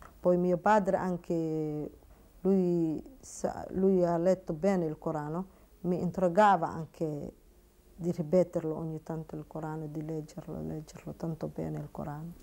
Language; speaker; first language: Italian; non-native, learner; Somali